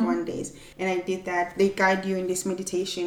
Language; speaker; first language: English; non-native, local second language; Swati